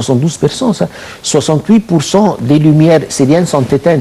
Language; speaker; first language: French; non-native, fluent; Arabic